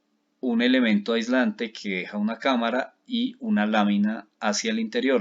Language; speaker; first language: Spanish; native; Spanish